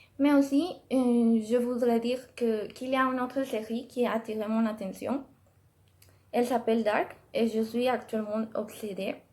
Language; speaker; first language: French; non-native, learner; Spanish